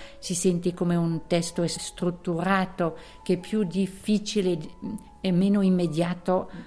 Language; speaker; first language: Italian; non-native, local second language; French